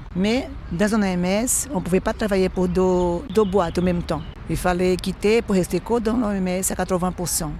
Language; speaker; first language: French; non-native, fluent; Portuguese